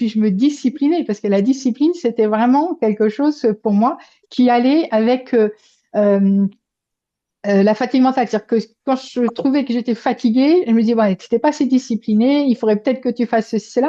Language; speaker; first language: French; native; French